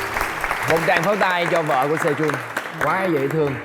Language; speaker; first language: Vietnamese; native; Vietnamese